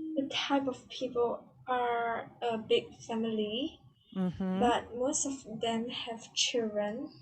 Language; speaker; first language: English; non-native, learner; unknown